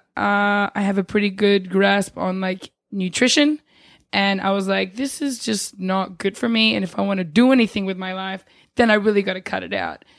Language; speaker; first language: English; native; English